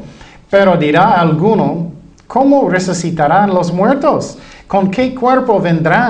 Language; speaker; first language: Spanish; non-native, fluent; English